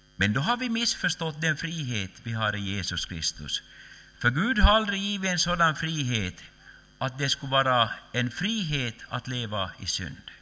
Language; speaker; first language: Swedish; native; Swedish